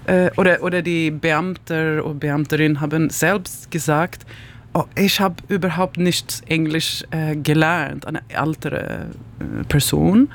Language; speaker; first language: German; non-native, learner; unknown